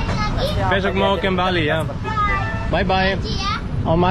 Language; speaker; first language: Indonesian; non-native, learner; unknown